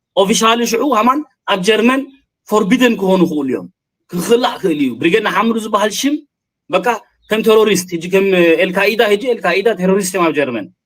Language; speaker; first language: Tigrinya; early bilingual, heritage; Tigrinya